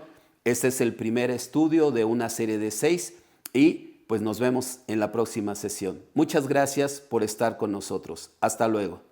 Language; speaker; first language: Spanish; native; Spanish